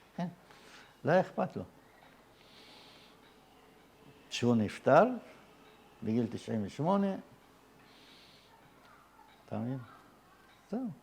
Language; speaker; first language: Hebrew; early bilingual, other home language; Arabic